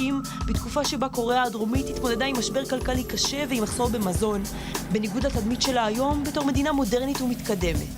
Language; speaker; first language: Hebrew; native; Hebrew